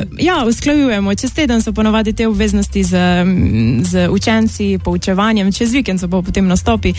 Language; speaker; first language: Slovenian; native; Slovenian